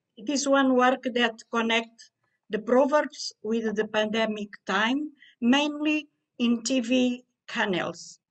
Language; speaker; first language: English; non-native, learner; Portuguese